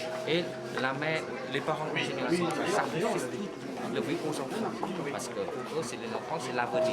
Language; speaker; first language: French; non-native, fluent; Vietnamese